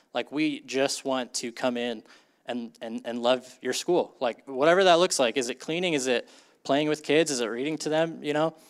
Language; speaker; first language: English; native; English